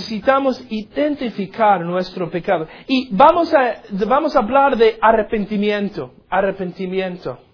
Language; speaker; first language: Spanish; non-native, learner; English